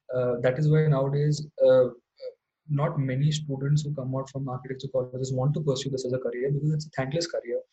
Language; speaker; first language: English; non-native, local second language; Hindi